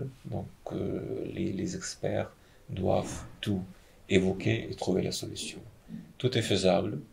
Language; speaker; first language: French; non-native, fluent; Ukrainian